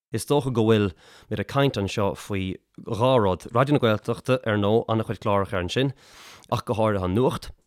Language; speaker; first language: Irish; native; Irish